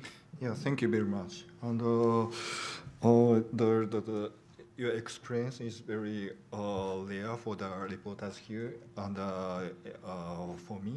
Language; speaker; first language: English; non-native, learner; Japanese